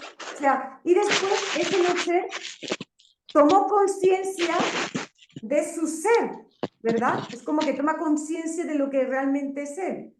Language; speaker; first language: Spanish; native; Spanish